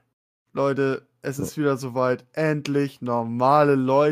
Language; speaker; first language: German; native; German